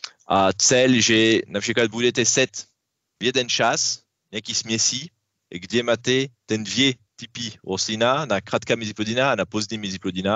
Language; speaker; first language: Czech; non-native, learner; French